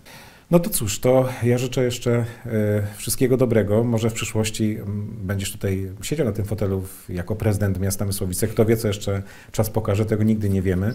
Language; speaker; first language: Polish; native; Polish